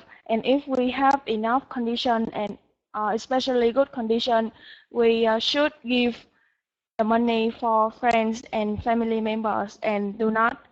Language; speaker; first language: English; non-native, learner; Vietnamese